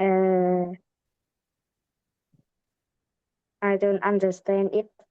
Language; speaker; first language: English; non-native, learner; Vietnamese